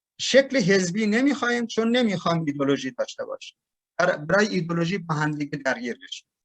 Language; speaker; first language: Persian; non-native, local second language; Turkmen